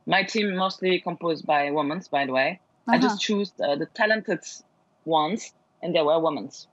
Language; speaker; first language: English; non-native, learner; Turkish